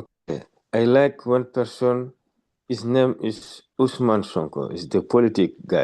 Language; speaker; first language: English; non-native, learner; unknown